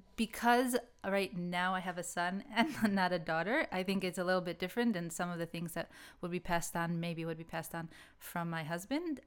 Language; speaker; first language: English; native; English